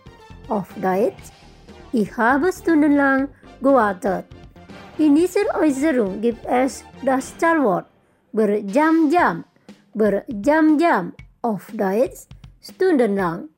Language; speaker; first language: German; non-native, fluent; Indonesian